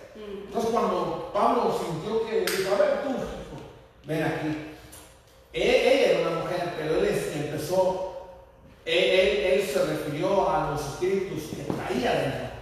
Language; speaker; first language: Spanish; native; Spanish